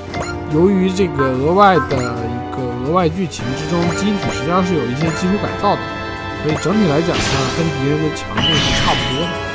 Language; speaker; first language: Chinese; native; Chinese